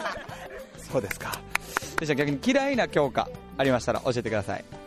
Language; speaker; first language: Japanese; native; Japanese